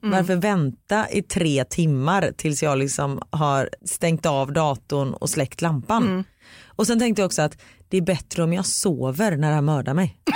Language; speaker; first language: Swedish; native; Swedish